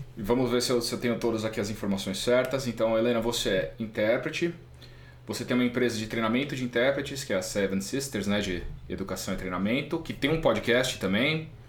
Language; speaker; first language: Portuguese; native; Portuguese